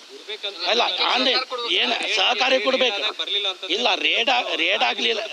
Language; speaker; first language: Kannada; native; Kannada